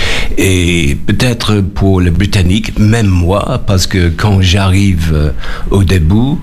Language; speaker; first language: French; non-native, learner; English